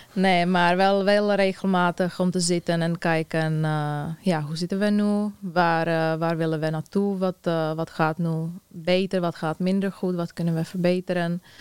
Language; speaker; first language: Dutch; non-native, learner; Czech